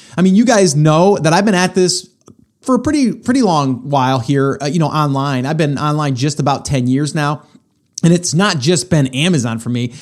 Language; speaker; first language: English; native; English